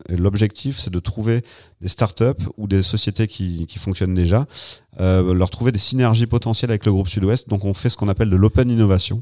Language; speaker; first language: French; native; French